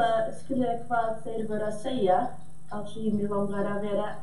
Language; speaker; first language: Icelandic; non-native, learner; Portuguese